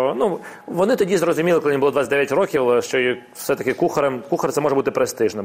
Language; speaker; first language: Ukrainian; non-native, local second language; Russian